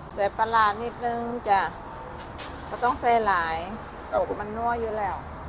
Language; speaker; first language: Thai; native; Thai